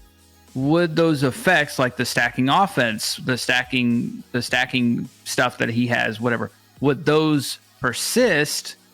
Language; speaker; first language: English; native; English